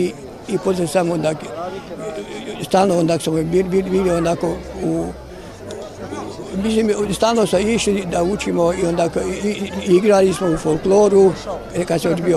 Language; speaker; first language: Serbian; non-native, local second language; Hungarian